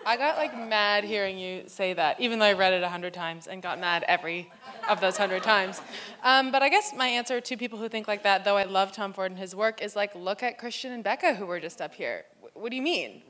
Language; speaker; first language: English; native; English